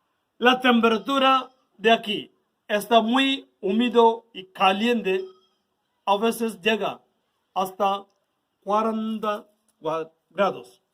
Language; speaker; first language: Spanish; non-native, learner; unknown